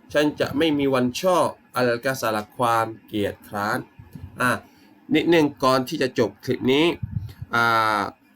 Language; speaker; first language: Thai; non-native, local second language; Malay